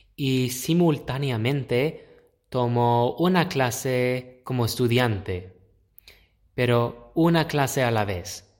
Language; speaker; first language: Spanish; non-native, fluent; English